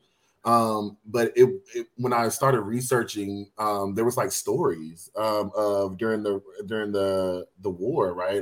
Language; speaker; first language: English; native; English